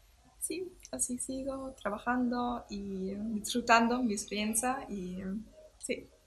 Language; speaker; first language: Spanish; non-native, fluent; German